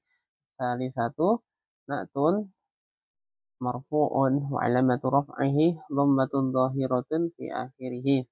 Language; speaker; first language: Arabic; non-native, fluent; Indonesian